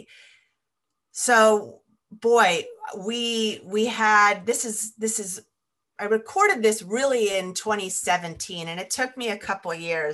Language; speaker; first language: English; native; English